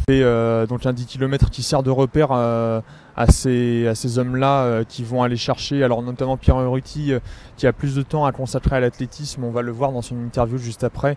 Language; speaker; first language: French; native; French